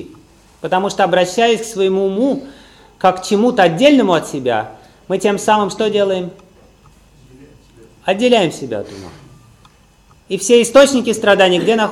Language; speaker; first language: Russian; native; Russian